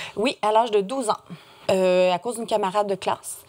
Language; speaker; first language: French; native; French